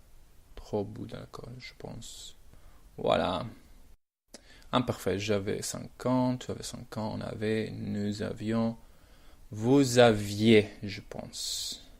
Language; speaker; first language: French; non-native, learner; Spanish